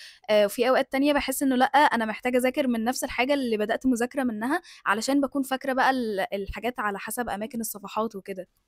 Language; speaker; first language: Arabic; native; Arabic